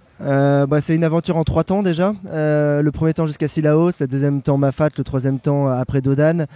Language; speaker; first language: French; native; French